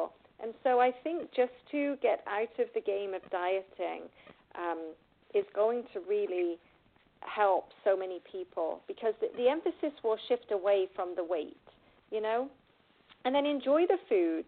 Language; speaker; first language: English; native; English